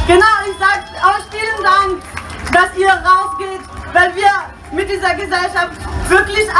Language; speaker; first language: German; non-native, learner; Spanish